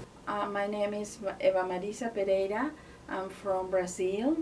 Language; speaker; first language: English; non-native, learner; Portuguese